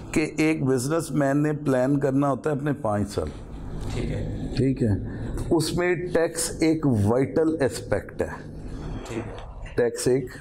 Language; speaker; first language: Urdu; native; Urdu